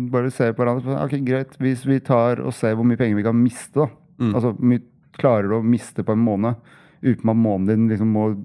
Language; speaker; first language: Norwegian; native; Norwegian